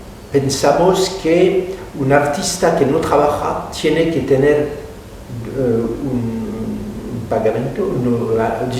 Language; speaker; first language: Spanish; non-native, fluent; French